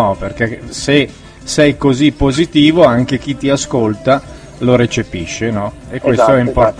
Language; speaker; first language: Italian; native; Italian